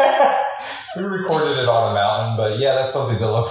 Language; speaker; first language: English; native; English